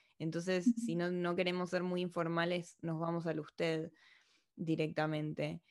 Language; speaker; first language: Spanish; native; Spanish